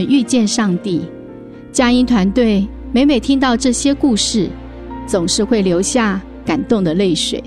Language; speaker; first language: Chinese; native; Chinese